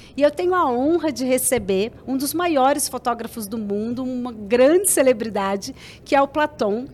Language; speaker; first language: Portuguese; native; Portuguese